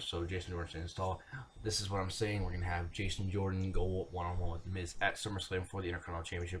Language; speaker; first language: English; native; English